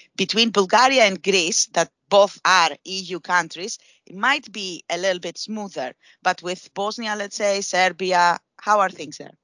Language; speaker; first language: English; non-native, fluent; Greek